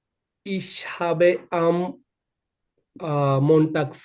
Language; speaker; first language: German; non-native, learner; Bangla